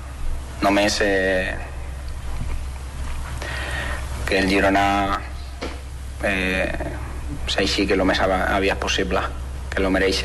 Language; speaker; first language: Catalan; non-native, fluent; Spanish